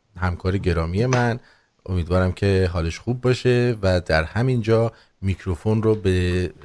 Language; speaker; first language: Persian; native; Persian